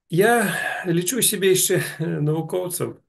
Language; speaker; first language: Polish; non-native, learner; Russian